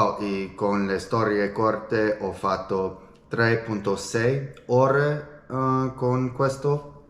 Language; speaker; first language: Italian; non-native, learner; English